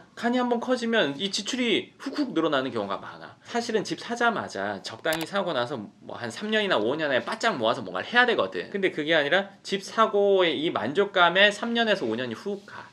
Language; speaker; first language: Korean; native; Korean